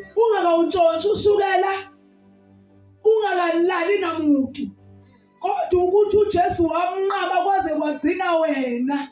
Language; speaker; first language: Zulu; native; Zulu